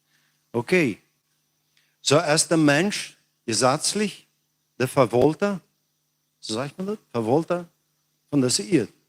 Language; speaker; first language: German; non-native, learner; Plautdietsch